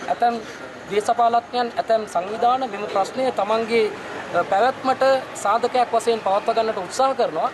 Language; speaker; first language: Sinhala; non-native, local second language; Tamil